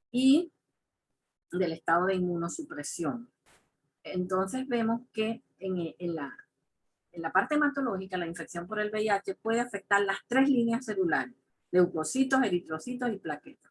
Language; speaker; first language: Spanish; native; Spanish